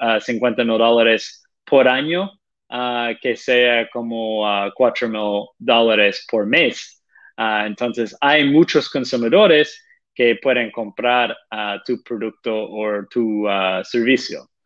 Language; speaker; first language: Spanish; non-native, fluent; Portuguese